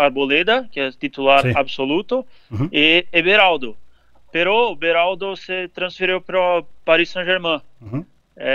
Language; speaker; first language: Spanish; non-native, learner; Portuguese